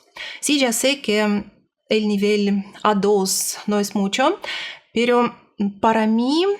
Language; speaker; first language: Spanish; non-native, learner; Russian